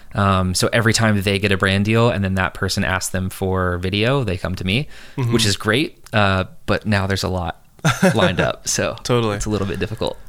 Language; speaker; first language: English; native; English